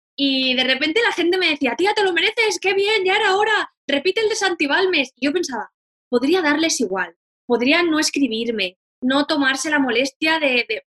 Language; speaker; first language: Spanish; native; Spanish